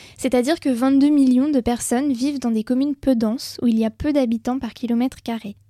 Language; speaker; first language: French; native; French